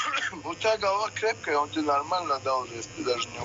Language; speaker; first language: Russian; native; Russian